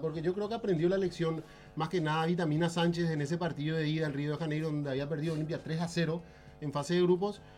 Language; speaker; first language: Spanish; native; Spanish